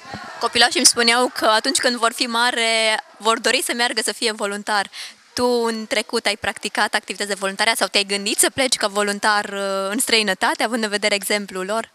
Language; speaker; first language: Romanian; native; Romanian